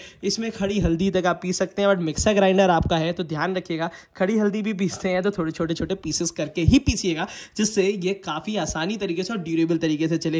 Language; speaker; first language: Hindi; native; Hindi